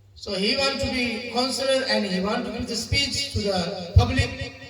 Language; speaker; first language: English; non-native, local second language; Urdu